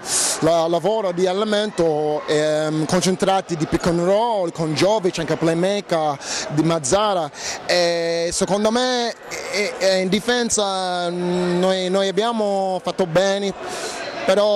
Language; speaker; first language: Italian; non-native, learner; English